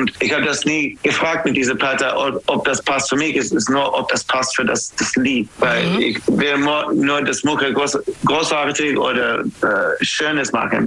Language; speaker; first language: German; non-native, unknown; English